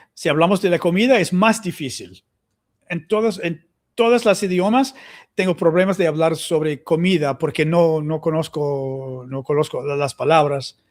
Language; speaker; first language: Spanish; non-native, learner; English